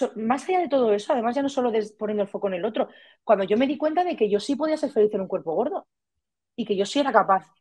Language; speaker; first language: Spanish; native; Spanish